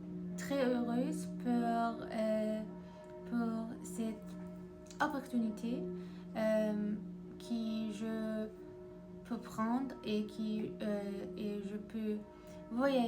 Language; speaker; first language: French; non-native, learner; Persian